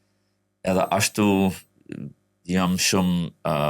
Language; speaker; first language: Albanian; non-native, fluent; English